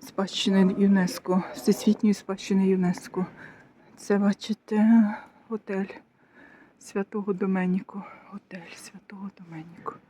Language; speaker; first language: Ukrainian; native; Ukrainian